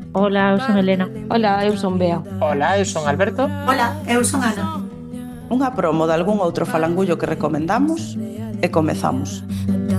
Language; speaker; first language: Galician; native; Galician